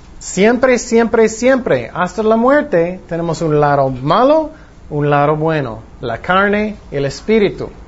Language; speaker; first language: Spanish; non-native, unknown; English